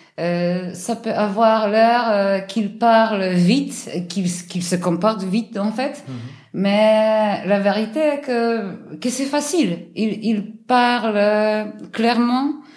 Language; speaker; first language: French; non-native, learner; Polish